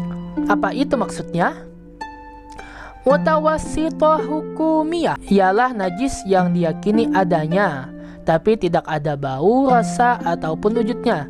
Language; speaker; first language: Indonesian; native; Indonesian